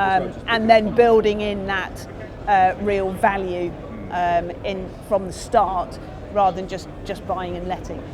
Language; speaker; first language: English; native; English